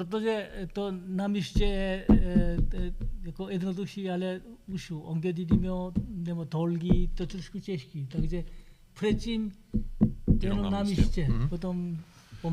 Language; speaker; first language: Czech; non-native, learner; Korean